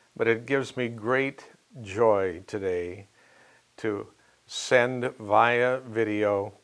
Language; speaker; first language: English; native; English